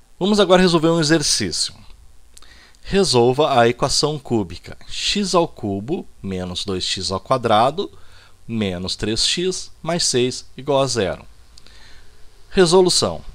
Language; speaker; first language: Portuguese; native; Portuguese